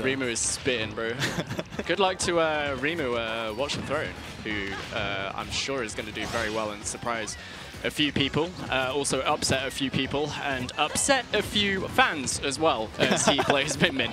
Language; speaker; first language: English; native; English